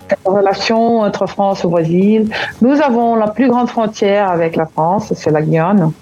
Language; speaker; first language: French; non-native, fluent; Portuguese